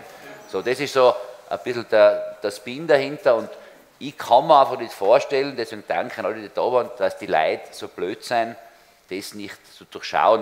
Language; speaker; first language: German; native; German